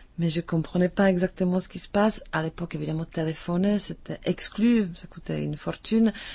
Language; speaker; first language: French; non-native, fluent; Czech